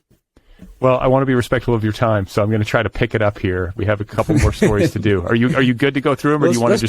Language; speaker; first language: English; native; English